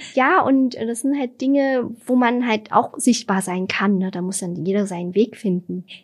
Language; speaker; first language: German; non-native, fluent; Vietnamese